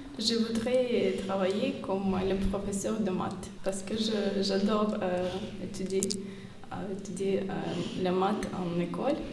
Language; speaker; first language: French; non-native, learner; Ukrainian